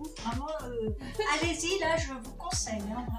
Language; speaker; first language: French; native; French